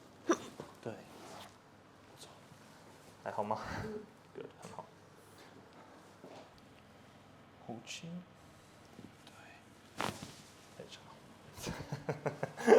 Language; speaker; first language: Chinese; non-native, learner; English